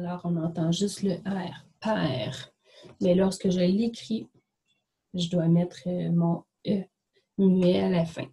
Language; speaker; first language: French; native; French